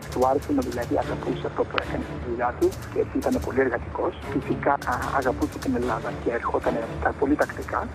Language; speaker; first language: Greek; early bilingual, heritage; Greek